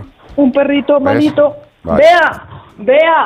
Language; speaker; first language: Spanish; native; Spanish